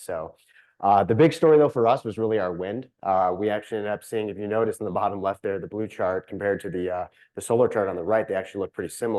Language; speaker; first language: English; native; English